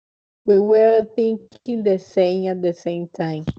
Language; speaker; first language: English; non-native, fluent; Spanish